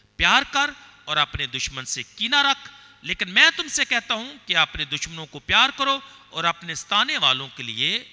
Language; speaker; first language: Urdu; non-native, local second language; Punjabi